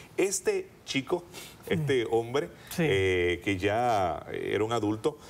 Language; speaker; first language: Spanish; native; Spanish